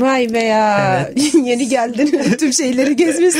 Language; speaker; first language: Turkish; non-native, fluent; Arabic